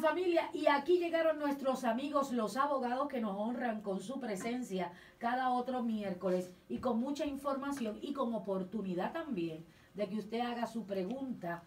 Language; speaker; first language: Spanish; native; Spanish